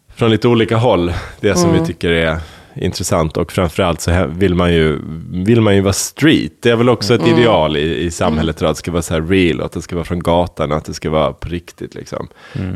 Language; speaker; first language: Swedish; native; Swedish